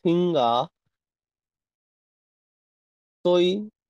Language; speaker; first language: Chinese; non-native, learner; Bangla